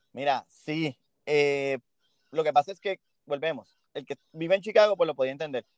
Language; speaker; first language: Spanish; early bilingual, heritage; Spanish